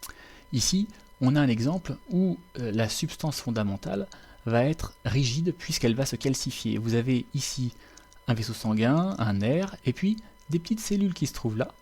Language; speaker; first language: French; native; French